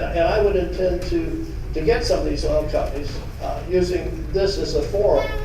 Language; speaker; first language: English; native; English